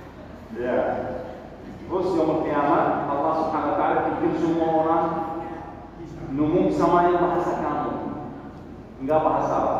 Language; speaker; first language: Indonesian; non-native, learner; Arabic